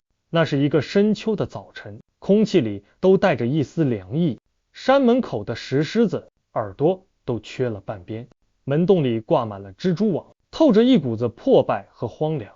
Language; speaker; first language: Chinese; native; Chinese